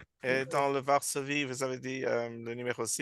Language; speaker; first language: French; non-native, learner; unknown